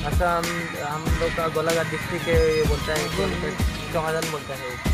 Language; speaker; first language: Hindi; non-native, local second language; Assamese